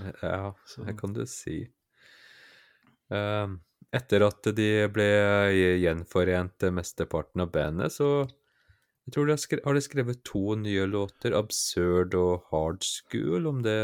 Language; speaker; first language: Norwegian; native; Norwegian